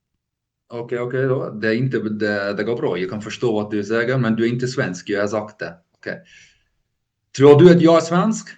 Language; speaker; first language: Swedish; non-native, learner; German